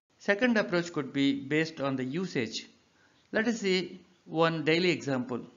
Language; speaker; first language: English; non-native, local second language; Telugu